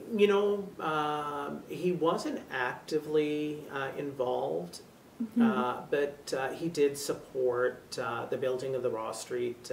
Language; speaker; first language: English; native; English